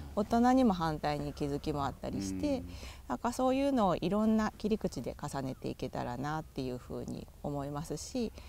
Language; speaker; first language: Japanese; native; Japanese